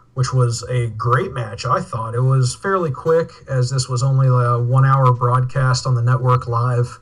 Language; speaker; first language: English; native; English